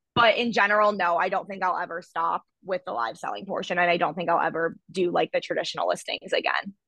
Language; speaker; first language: English; native; English